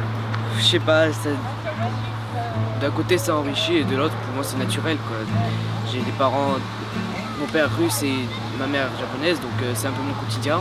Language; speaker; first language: French; early bilingual, other home language; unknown